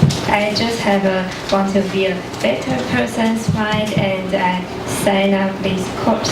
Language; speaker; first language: English; non-native, learner; Chinese